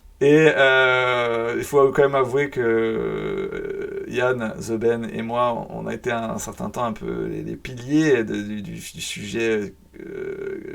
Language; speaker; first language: French; native; French